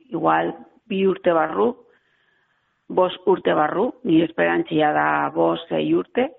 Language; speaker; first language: Basque; non-native, local second language; Spanish